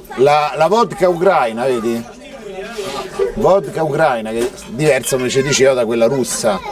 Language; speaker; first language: Italian; native; Italian